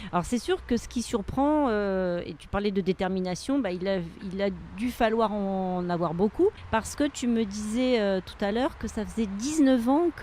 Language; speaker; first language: French; native; French